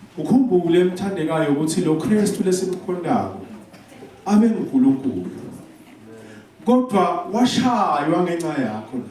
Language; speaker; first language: Zulu; non-native, local second language; Swati